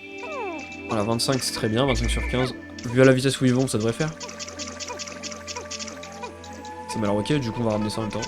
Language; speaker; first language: French; native; French